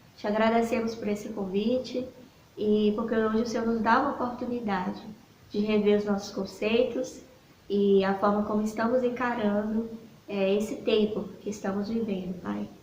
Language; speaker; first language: Portuguese; native; Portuguese